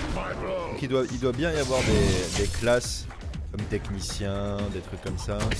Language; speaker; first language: French; native; French